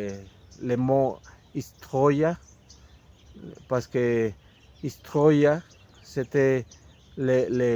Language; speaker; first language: French; non-native, fluent; Spanish